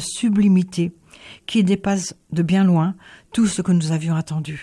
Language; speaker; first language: French; native; French